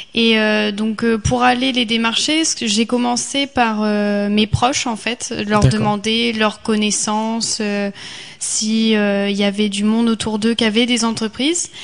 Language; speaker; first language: French; native; French